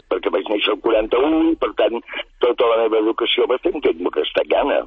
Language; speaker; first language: Catalan; native; Catalan